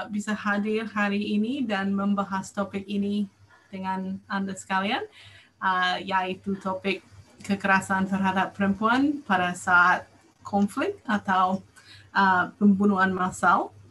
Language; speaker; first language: Indonesian; non-native, fluent; English